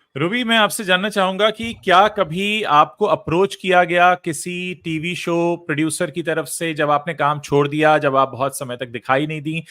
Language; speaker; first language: Hindi; native; Hindi